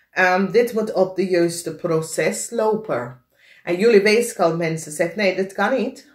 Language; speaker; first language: Dutch; non-native, fluent; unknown